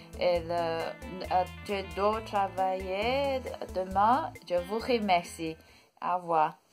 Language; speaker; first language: French; non-native, learner; Cantonese